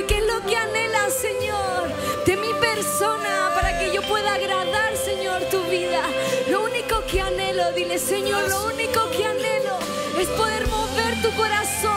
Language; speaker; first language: Spanish; native; Spanish